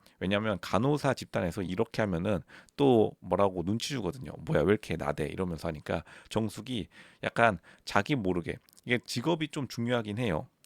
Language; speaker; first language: Korean; native; Korean